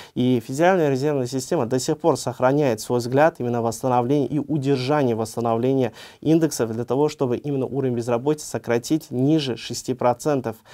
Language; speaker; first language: Russian; non-native, local second language; Uzbek